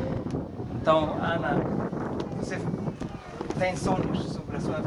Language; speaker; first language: Portuguese; non-native, learner; Swedish